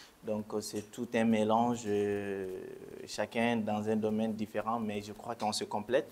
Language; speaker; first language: French; non-native, local second language; Bambara